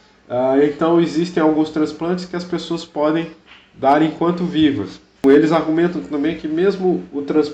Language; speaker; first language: Portuguese; native; Portuguese